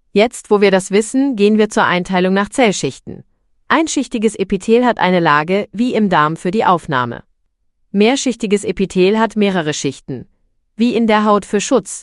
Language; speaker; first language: German; native; German